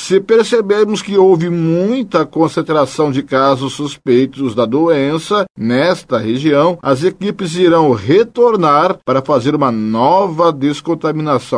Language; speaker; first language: Portuguese; native; Portuguese